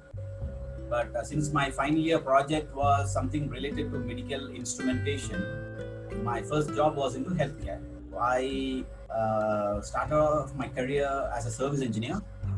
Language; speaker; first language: English; non-native, local second language; Malayalam